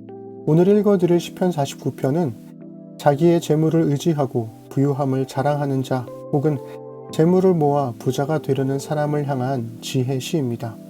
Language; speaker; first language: Korean; native; Korean